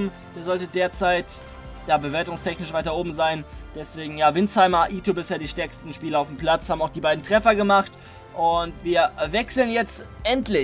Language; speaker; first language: German; native; German